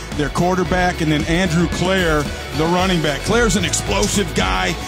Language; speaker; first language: English; native; English